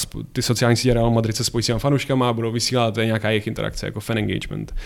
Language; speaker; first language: Czech; native; Czech